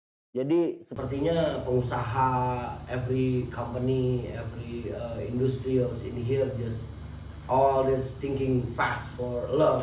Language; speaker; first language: English; non-native, learner; Indonesian